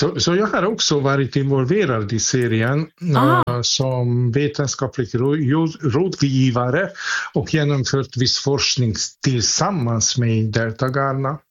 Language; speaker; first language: Swedish; non-native, fluent; Hungarian